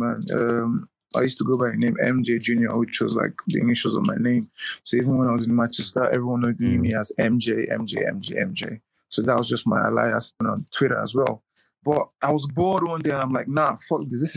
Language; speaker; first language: English; non-native, local second language; Igbo